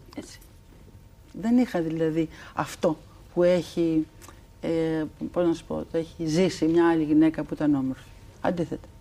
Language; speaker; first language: Greek; native; Greek